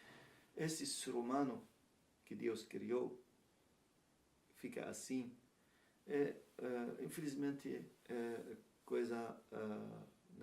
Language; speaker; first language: Portuguese; non-native, learner; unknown